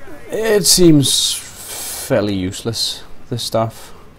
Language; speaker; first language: English; non-native, fluent; Danish